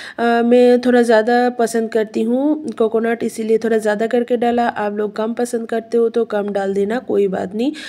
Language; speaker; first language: Hindi; non-native, local second language; Bangla